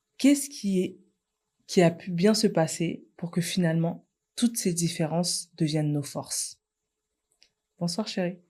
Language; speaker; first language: French; native; French